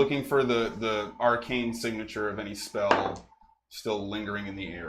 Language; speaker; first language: English; native; English